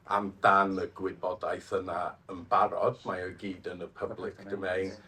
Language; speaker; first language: Welsh; non-native, fluent; English